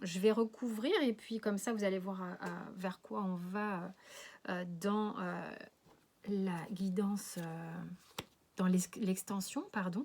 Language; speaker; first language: French; native; French